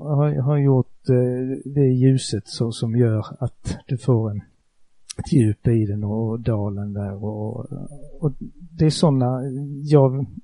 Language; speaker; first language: Swedish; native; Swedish